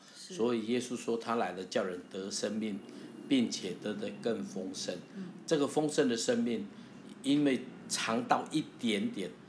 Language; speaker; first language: Chinese; native; Chinese